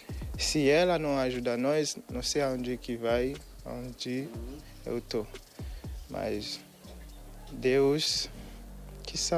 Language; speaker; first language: Portuguese; non-native, learner; Haitian Creole